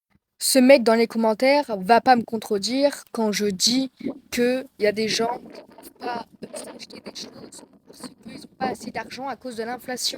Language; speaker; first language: French; native; French